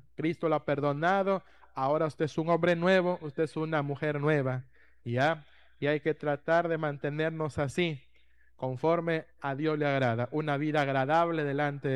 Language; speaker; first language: Spanish; native; Spanish